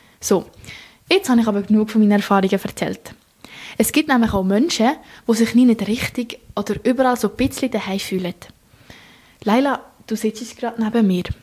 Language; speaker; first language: German; native; German